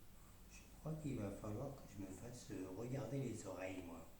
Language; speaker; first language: French; native; French